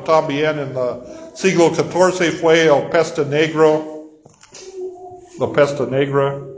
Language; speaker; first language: Spanish; non-native, fluent; English